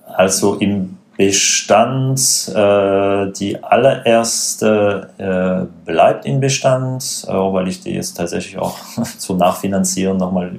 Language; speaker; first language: German; non-native, fluent; French